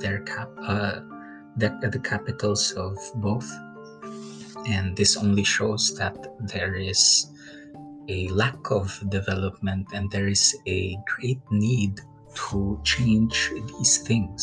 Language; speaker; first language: English; non-native, local second language; Filipino